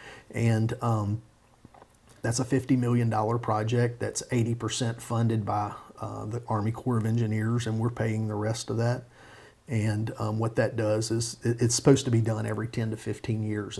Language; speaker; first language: English; native; English